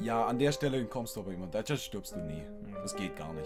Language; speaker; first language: German; native; German